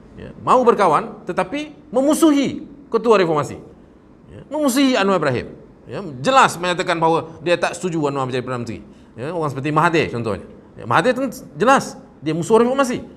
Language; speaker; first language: Malay; native; Malay